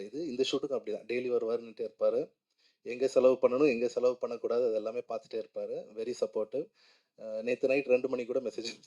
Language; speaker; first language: Tamil; native; Tamil